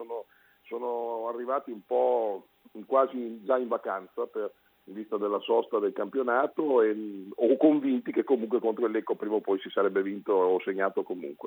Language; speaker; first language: Italian; native; Italian